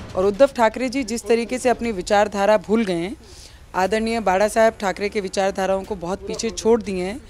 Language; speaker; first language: Hindi; non-native, local second language; Marathi